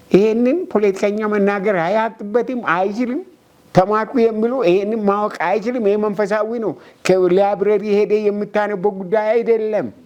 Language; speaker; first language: Amharic; non-native, local second language; Oromo